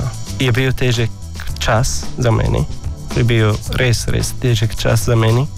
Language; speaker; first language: Slovenian; non-native, learner; Arabic